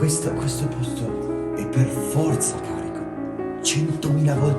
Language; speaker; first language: Italian; native; Italian